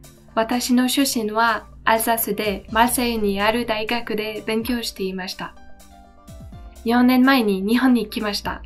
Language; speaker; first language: Japanese; non-native, fluent; French